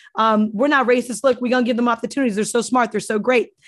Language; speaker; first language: English; native; English